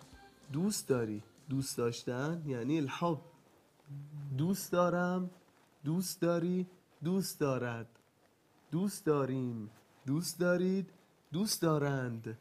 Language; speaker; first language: Persian; non-native, fluent; Arabic